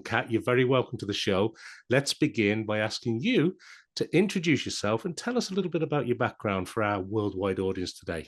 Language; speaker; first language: English; native; English